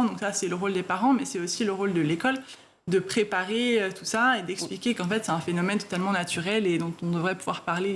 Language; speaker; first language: French; native; French